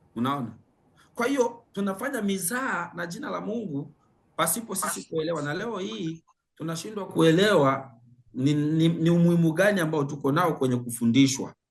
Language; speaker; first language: Swahili; native; Swahili